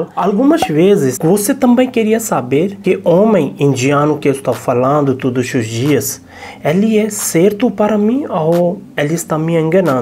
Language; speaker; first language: Portuguese; non-native, learner; Hindi